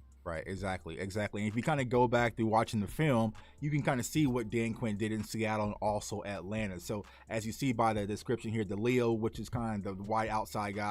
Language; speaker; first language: English; native; English